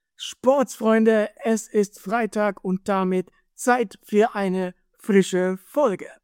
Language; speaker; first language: German; native; German